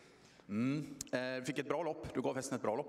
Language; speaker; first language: Swedish; native; Swedish